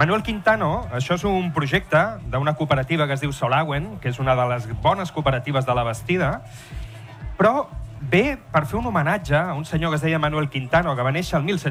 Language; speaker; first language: Catalan; native; Catalan